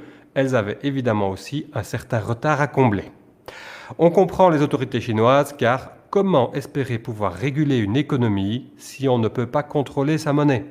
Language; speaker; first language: French; native; French